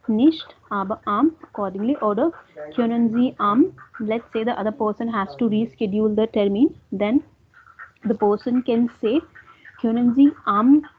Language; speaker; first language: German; non-native, fluent; Hindi